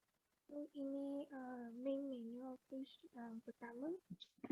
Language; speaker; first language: Malay; native; Malay